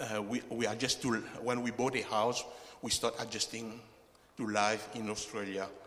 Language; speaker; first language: English; non-native, fluent; Chinese